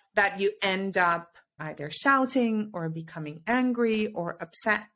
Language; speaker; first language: English; non-native, fluent; Spanish